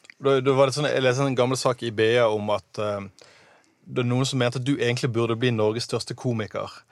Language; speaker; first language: Norwegian; native; Norwegian